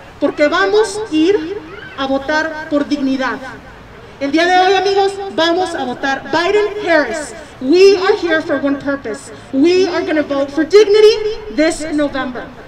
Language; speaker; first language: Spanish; early bilingual, heritage; Spanish